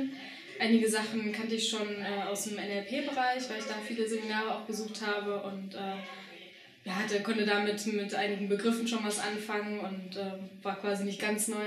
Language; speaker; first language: German; native; German